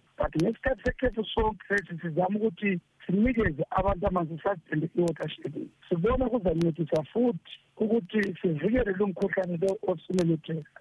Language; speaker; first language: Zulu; native; Zulu